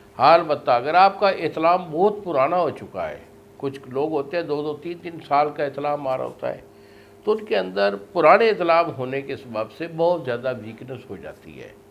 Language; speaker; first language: Urdu; non-native, local second language; Punjabi